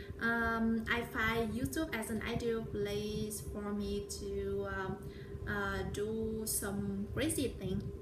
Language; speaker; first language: English; non-native, learner; Vietnamese